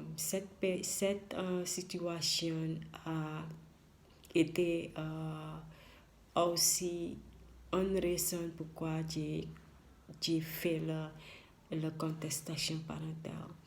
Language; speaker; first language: French; non-native, learner; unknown